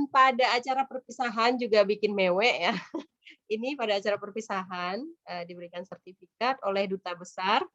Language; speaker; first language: Indonesian; native; Indonesian